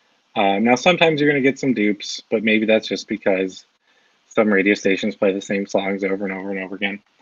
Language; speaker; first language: English; native; English